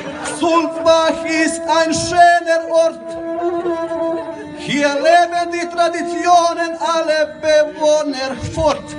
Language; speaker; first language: German; non-native, learner; Croatian